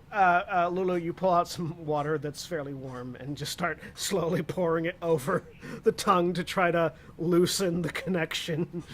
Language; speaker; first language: English; native; English